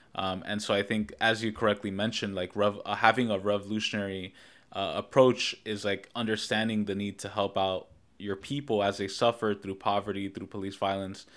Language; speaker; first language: English; native; English